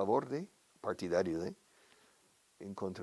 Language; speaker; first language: Spanish; non-native, fluent; English